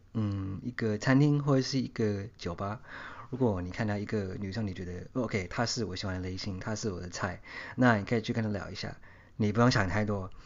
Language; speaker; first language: Chinese; early bilingual, heritage; English